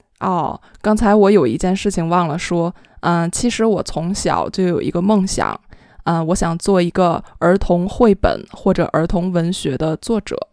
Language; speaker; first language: Chinese; native; Chinese